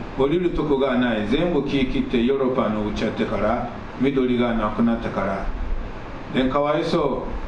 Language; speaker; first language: Japanese; non-native, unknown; Akan